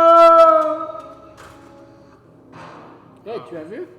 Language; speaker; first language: French; native; French